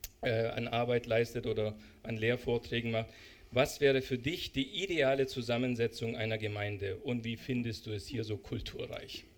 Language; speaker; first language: German; non-native, fluent; Arabic